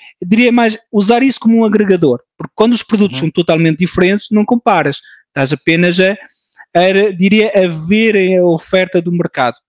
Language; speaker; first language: Portuguese; early bilingual, heritage; Portuguese